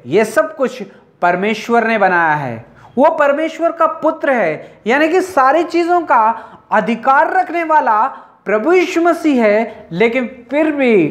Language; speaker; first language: Hindi; non-native, local second language; Telugu